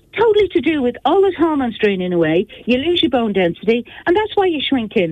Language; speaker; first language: English; native; English